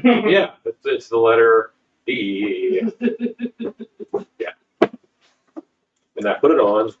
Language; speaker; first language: English; native; English